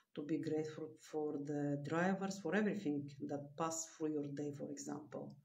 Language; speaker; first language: English; non-native, learner; Bulgarian